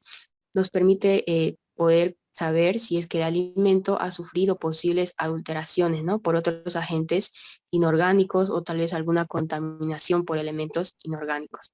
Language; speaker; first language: Spanish; native; Spanish